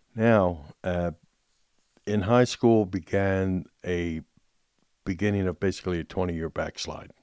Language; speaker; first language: English; native; English